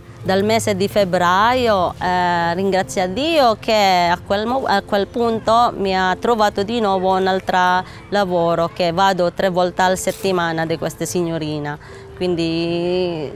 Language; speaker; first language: Italian; non-native, learner; Filipino